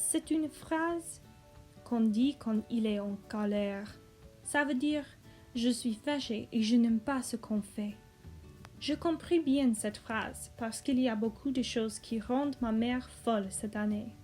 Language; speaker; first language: French; non-native, learner; English